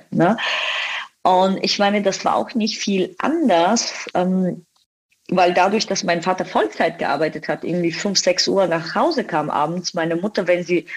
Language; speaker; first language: German; non-native, fluent; Bulgarian